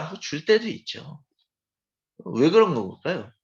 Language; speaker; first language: Korean; native; Korean